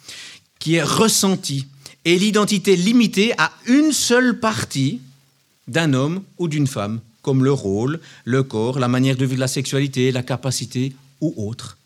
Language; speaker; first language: French; native; French